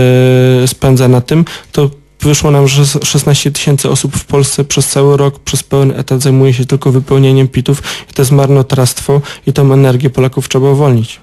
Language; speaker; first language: Polish; native; Polish